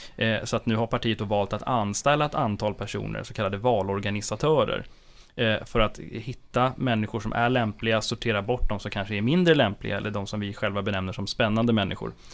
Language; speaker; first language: Swedish; native; Swedish